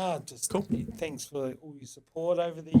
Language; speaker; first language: English; native; English